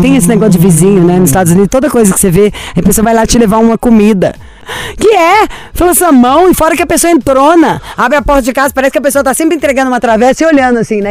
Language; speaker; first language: Portuguese; native; Portuguese